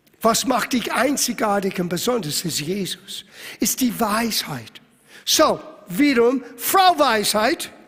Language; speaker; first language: German; non-native, fluent; English